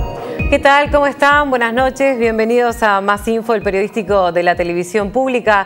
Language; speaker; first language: Spanish; native; Spanish